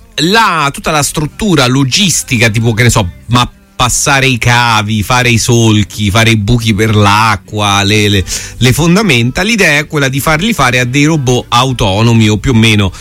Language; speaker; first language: Italian; native; Italian